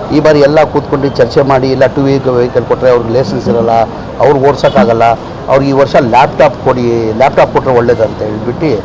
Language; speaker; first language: Kannada; non-native, local second language; Urdu